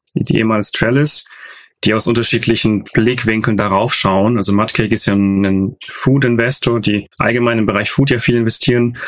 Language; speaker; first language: German; native; German